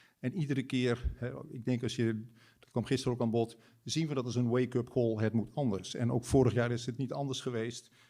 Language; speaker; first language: Dutch; native; Dutch